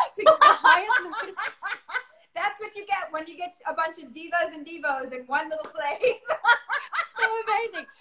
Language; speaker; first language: English; native; English